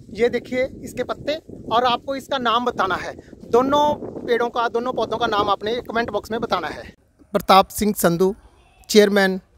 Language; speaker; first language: Hindi; non-native, local second language; Punjabi